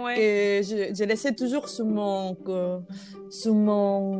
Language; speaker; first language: French; non-native, fluent; Spanish